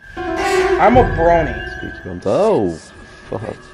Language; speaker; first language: English; native; English